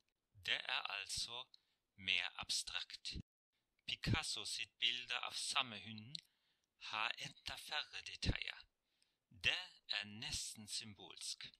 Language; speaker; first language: Norwegian; non-native, fluent; German